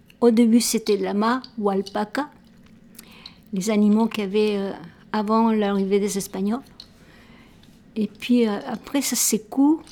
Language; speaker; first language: French; non-native, fluent; Spanish